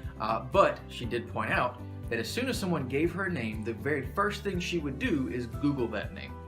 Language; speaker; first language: English; native; English